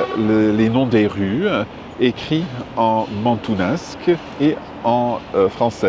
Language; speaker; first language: French; non-native, fluent; English